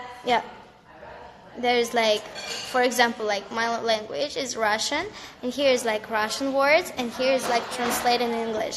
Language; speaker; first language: English; non-native, learner; Russian